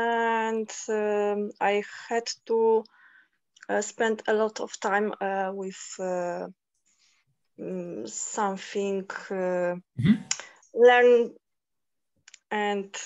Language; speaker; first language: English; non-native, learner; Polish